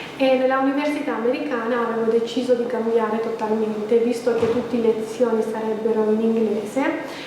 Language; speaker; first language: Italian; non-native, fluent; Albanian